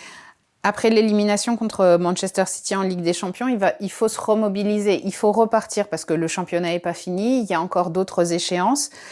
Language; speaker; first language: French; native; French